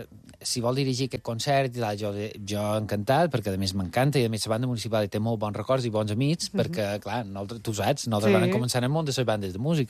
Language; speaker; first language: Catalan; native; Catalan